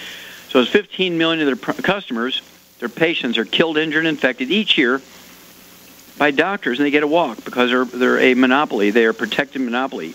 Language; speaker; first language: English; native; English